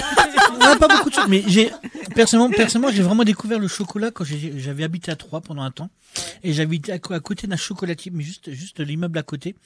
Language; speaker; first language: French; native; French